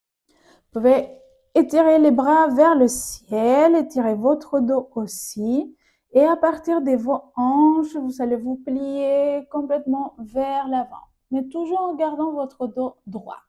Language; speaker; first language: French; native; French